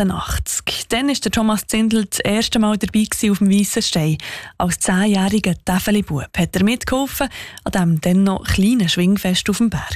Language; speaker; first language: German; native; German